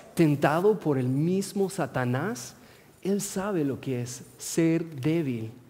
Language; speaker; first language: Spanish; non-native, fluent; English